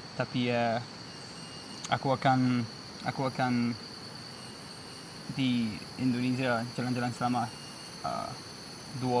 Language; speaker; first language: Indonesian; non-native, learner; English